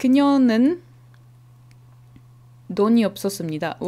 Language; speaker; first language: Korean; non-native, learner; Czech